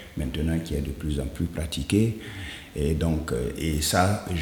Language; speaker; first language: French; non-native, local second language; Mossi